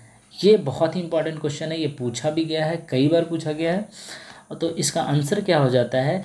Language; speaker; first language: Hindi; native; Hindi